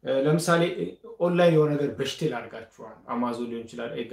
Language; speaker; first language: German; non-native, fluent; Amharic